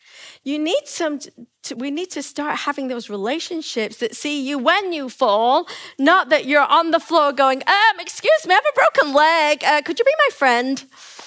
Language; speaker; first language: English; native; English